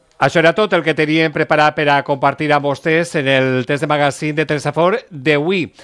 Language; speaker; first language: Catalan; native; Catalan